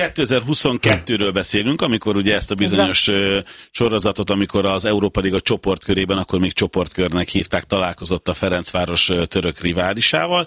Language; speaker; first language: Hungarian; native; Hungarian